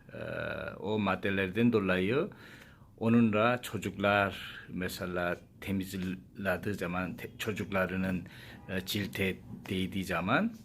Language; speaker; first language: Turkish; non-native, learner; Korean